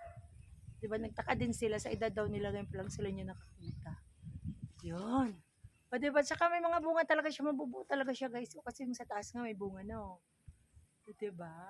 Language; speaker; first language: Filipino; non-native, local second language; Bikol